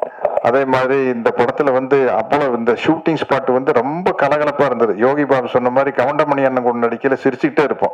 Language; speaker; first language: Tamil; native; Tamil